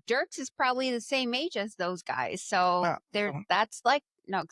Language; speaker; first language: English; native; English